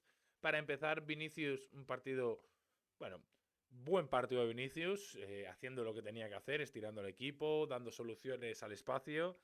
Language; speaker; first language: Spanish; native; Spanish